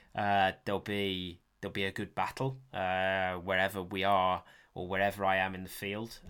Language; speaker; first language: English; native; English